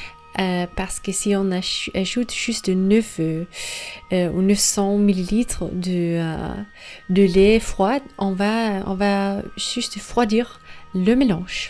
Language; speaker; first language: French; non-native, fluent; Danish